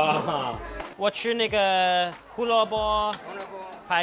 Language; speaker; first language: Chinese; early bilingual, heritage; Chinese